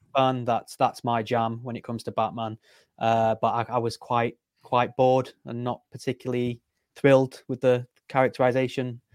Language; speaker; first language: English; native; English